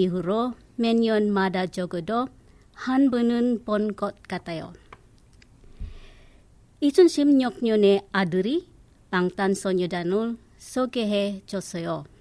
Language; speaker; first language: Korean; non-native, learner; English